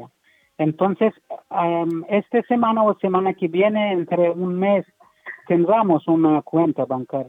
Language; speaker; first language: Spanish; non-native, learner; Persian